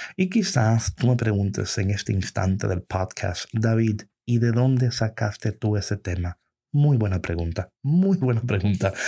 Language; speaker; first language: Spanish; early bilingual, heritage; Spanish